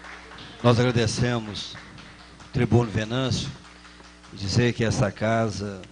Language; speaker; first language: Portuguese; native; Portuguese